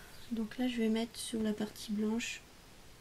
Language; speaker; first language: French; native; French